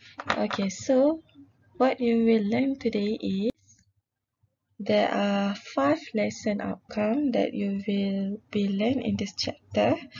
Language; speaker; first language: English; non-native, local second language; Malay